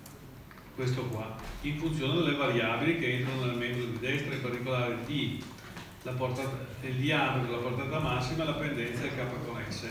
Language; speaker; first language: Italian; native; Italian